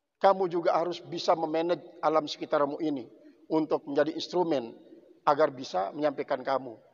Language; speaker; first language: Indonesian; non-native, local second language; Sasak